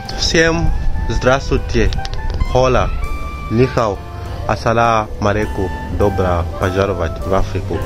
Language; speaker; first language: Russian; non-native, learner; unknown